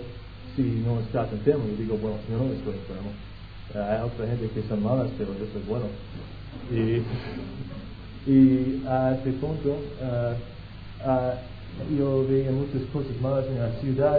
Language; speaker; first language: Spanish; non-native, fluent; English